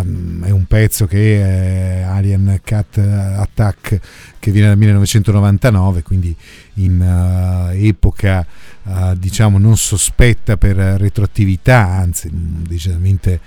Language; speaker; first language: Italian; native; Italian